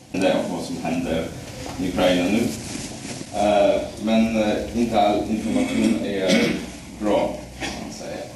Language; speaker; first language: Swedish; non-native, fluent; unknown